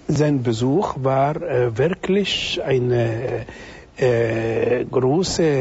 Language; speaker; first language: German; non-native, fluent; Arabic